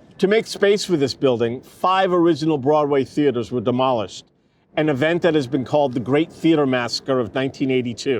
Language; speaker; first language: English; native; English